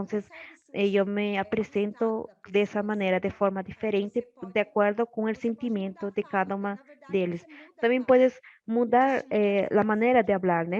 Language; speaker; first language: Spanish; non-native, learner; Portuguese